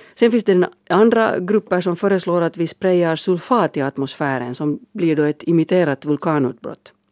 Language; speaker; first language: Swedish; native; Swedish